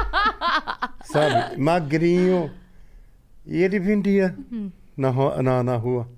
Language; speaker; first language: Portuguese; non-native, learner; Arabic